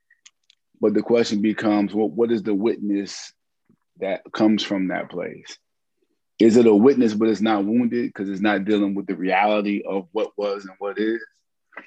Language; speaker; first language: English; native; English